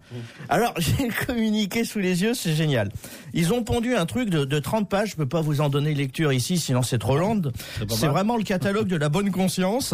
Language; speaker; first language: French; native; French